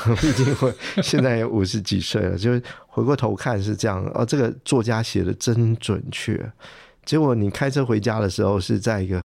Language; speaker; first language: Chinese; non-native, local second language; Min Nan Chinese